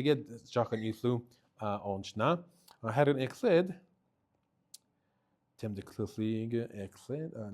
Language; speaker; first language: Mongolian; non-native, learner; English